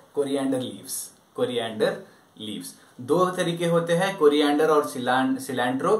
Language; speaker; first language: Hindi; non-native, local second language; Telugu